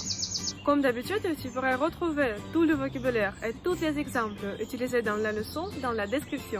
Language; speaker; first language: French; non-native, fluent; Russian